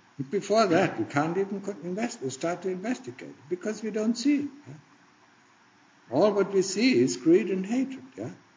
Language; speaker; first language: English; non-native, fluent; German